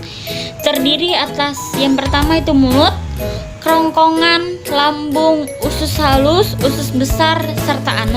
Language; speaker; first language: Indonesian; native; Indonesian